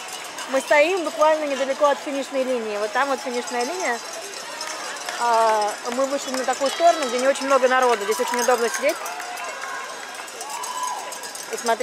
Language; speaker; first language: Russian; native; Russian